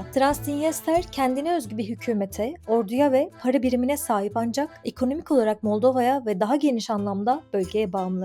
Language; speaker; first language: Turkish; native; Turkish